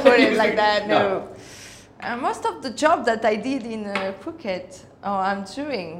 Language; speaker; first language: English; non-native, fluent; Spanish